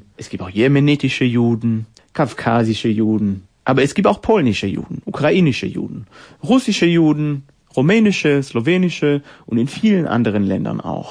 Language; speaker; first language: German; non-native, fluent; Hebrew